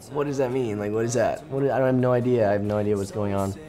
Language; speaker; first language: English; native; English